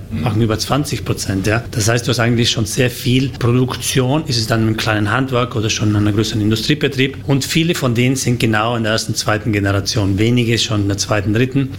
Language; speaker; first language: German; native; German